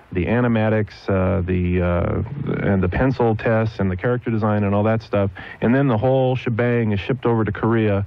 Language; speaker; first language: English; native; English